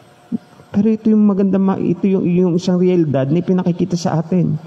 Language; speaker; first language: Filipino; native; Filipino